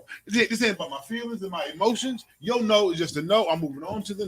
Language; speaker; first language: English; native; English